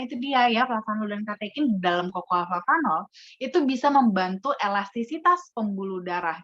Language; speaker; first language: Indonesian; native; Indonesian